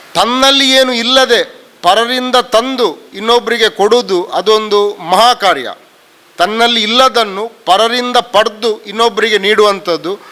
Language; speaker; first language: Kannada; native; Kannada